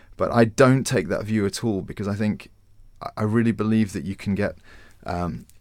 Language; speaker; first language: English; native; English